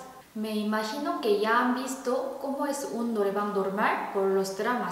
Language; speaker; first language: Spanish; non-native, fluent; Korean